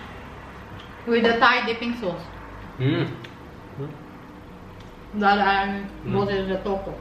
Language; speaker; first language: English; non-native, local second language; Filipino